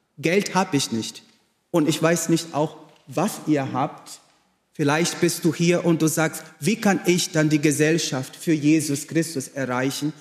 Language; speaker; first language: German; non-native, fluent; Portuguese